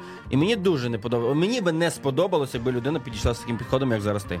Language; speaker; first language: Ukrainian; native; Ukrainian